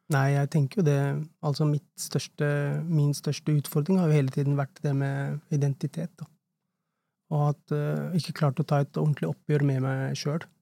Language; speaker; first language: Norwegian; early bilingual, other home language; Urdu